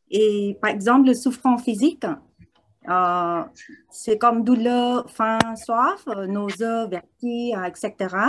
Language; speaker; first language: French; non-native, learner; Vietnamese